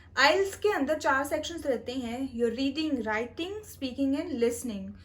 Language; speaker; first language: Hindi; non-native, local second language; Punjabi